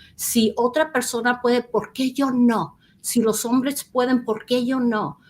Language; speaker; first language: Spanish; early bilingual, heritage; Spanish